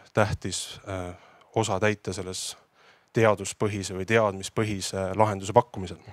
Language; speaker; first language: Estonian; native; Estonian